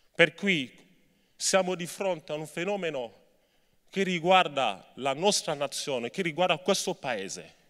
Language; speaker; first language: Italian; non-native, fluent; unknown